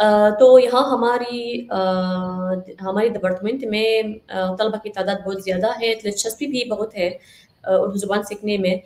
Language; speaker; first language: Hindi; non-native, fluent; Arabic